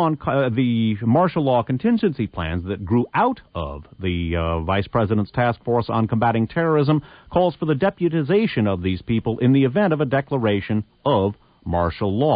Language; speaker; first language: English; native; English